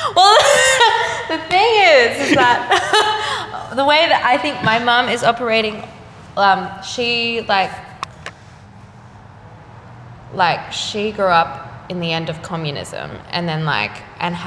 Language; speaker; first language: English; non-native, local second language; Japanese